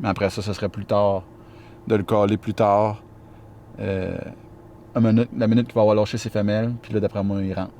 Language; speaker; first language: French; native; French